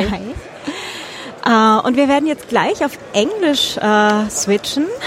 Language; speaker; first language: German; native; German